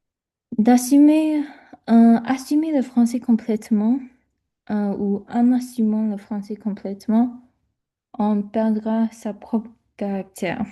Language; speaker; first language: French; non-native, fluent; English